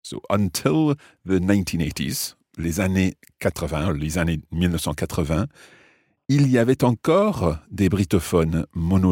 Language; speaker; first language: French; non-native, fluent; English